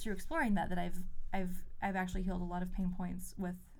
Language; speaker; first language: English; native; English